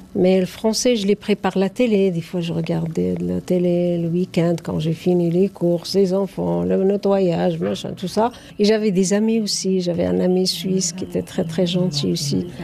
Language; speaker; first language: French; non-native, fluent; Arabic